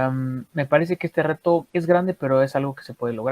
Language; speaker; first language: Spanish; native; Spanish